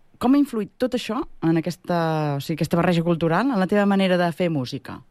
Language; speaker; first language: Catalan; native; Catalan